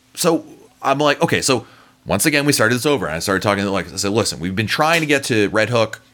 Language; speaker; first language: English; native; English